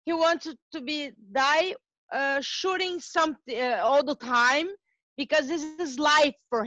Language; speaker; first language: English; non-native, learner; Portuguese